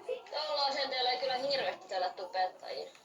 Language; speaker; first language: Finnish; native; Finnish